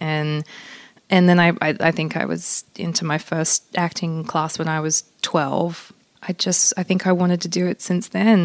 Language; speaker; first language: English; non-native, local second language; Polish